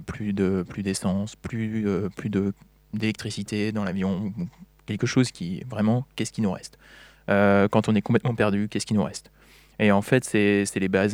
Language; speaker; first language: French; native; French